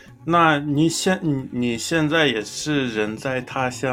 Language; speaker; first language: Chinese; non-native, fluent; English